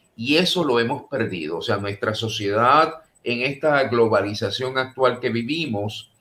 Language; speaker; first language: Spanish; native; Spanish